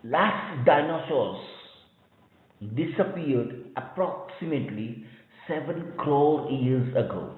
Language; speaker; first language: English; non-native, local second language; Marathi